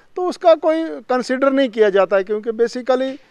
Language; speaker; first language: Hindi; native; Hindi